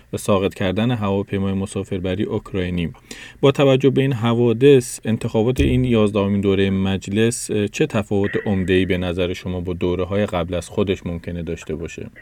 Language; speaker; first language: Persian; native; Persian